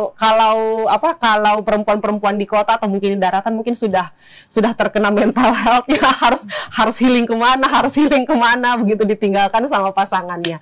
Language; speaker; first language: Indonesian; native; Indonesian